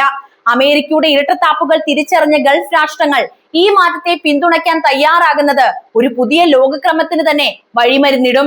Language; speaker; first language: Malayalam; native; Malayalam